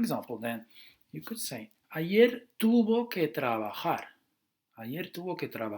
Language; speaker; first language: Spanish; non-native, fluent; Dutch